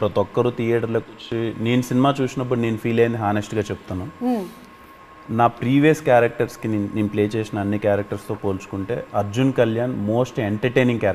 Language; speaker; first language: Telugu; native; Telugu